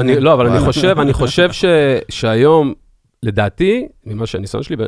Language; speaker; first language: Hebrew; native; Hebrew